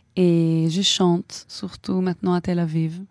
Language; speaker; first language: French; early bilingual, heritage; French